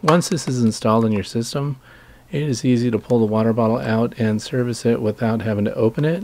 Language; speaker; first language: English; native; English